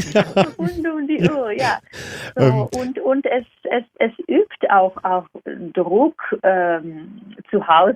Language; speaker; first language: German; non-native, fluent; Hebrew